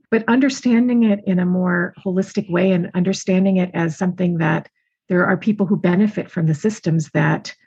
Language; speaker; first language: English; native; English